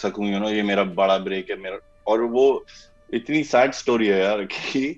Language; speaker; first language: Hindi; native; Hindi